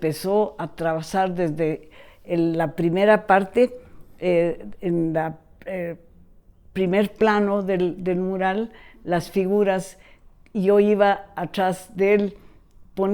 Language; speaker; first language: Spanish; native; Spanish